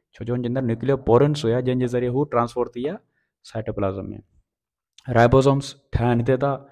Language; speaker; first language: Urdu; non-native, local second language; Sindhi